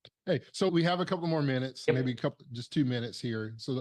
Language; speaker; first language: English; native; English